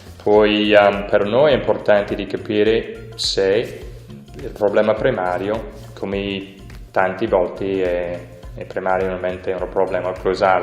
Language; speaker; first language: Italian; non-native, learner; English